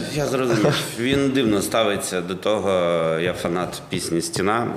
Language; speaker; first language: Ukrainian; native; Ukrainian